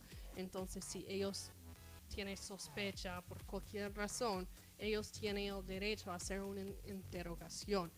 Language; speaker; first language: Spanish; non-native, fluent; English